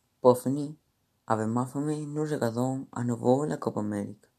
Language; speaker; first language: French; non-native, learner; Romanian